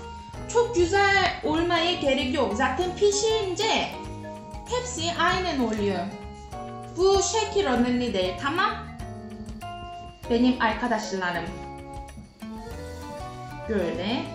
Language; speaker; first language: Turkish; non-native, fluent; Korean